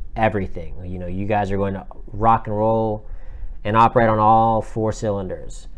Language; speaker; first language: English; native; English